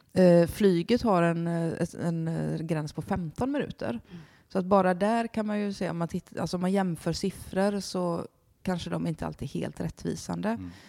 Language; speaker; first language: Swedish; native; Swedish